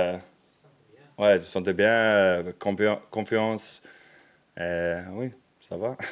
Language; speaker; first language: French; non-native, learner; English